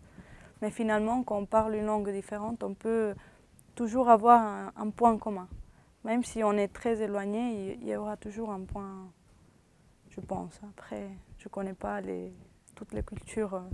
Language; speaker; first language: French; early bilingual, other home language; Spanish